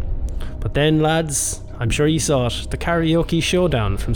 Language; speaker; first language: English; native; English